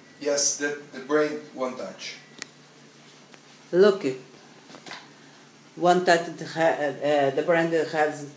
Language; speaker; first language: English; non-native, learner; Portuguese